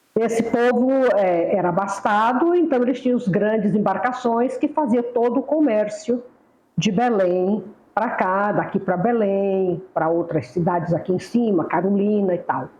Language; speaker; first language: Portuguese; native; Portuguese